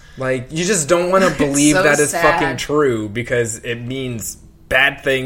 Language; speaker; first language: English; native; English